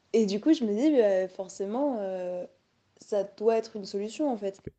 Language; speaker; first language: French; native; French